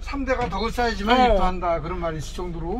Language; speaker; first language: Korean; native; Korean